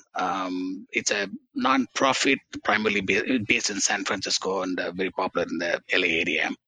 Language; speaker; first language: English; non-native, local second language; Tamil